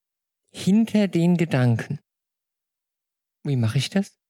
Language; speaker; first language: German; native; German